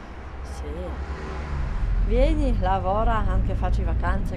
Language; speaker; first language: Italian; non-native, learner; Polish